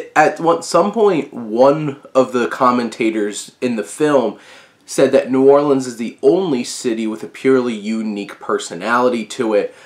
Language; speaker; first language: English; native; English